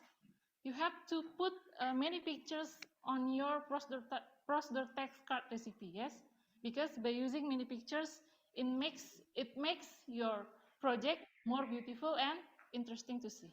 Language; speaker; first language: English; non-native, learner; Indonesian